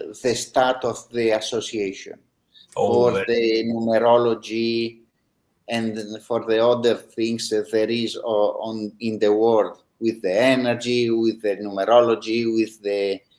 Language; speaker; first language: English; non-native, learner; Italian